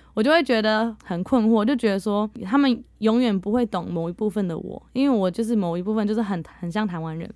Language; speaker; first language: Chinese; early bilingual, heritage; Chinese